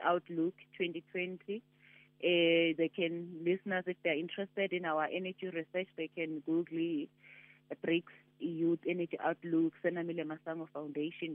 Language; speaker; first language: English; non-native, local second language; Zulu